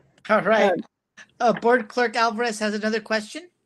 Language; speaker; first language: English; native; English